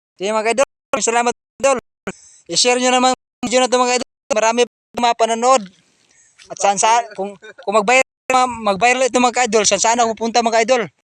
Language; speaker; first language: Filipino; non-native, local second language; Masbatenyo